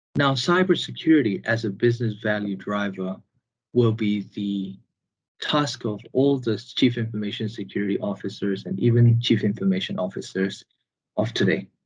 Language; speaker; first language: English; non-native, fluent; Burmese